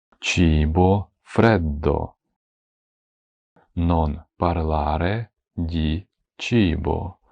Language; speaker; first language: Italian; non-native, fluent; Ukrainian